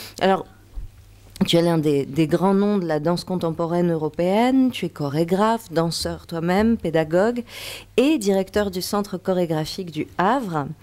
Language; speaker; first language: French; native; French